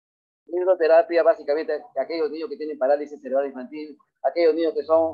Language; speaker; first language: Spanish; native; Spanish